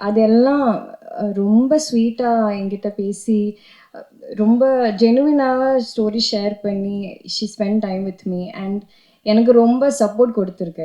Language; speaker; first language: Tamil; non-native, fluent; Malayalam